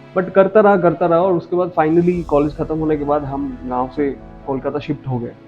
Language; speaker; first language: Hindi; non-native, local second language; Bangla